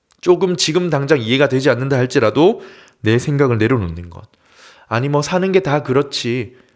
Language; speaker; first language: Korean; native; Korean